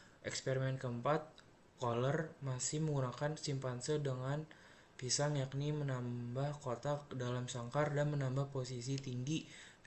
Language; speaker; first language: Indonesian; native; Indonesian